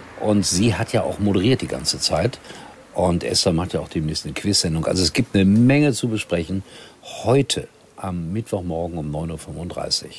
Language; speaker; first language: German; native; German